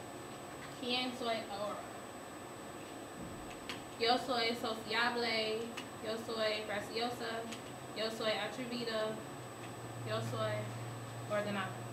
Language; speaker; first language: Spanish; non-native, learner; English